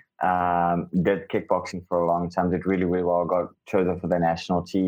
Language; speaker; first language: English; non-native, local second language; Afrikaans